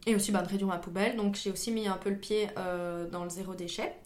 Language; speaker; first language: French; native; French